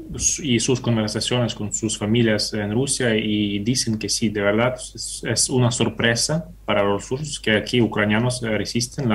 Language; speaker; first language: Spanish; non-native, fluent; Ukrainian